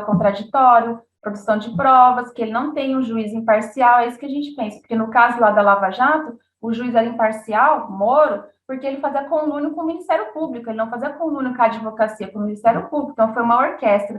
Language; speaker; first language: Portuguese; native; Portuguese